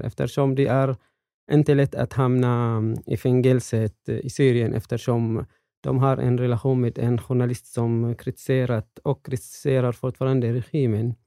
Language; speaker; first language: Swedish; non-native, fluent; Arabic